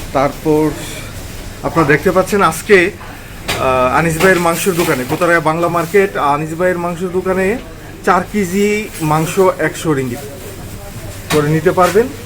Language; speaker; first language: Bangla; native; Bangla